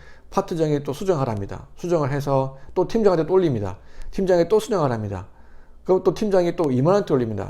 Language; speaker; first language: Korean; native; Korean